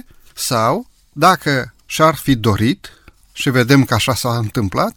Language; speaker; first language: Romanian; native; Romanian